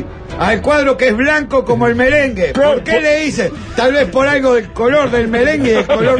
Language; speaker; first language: Spanish; native; Spanish